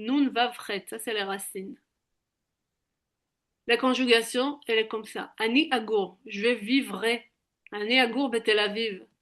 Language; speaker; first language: French; native; French